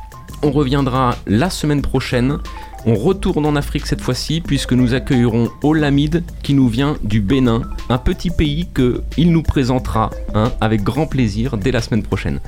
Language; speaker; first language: French; native; French